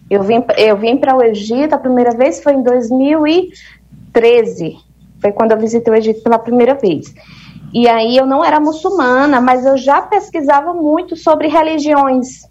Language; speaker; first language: Portuguese; native; Portuguese